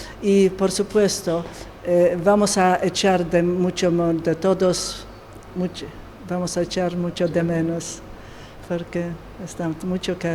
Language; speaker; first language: Spanish; non-native, learner; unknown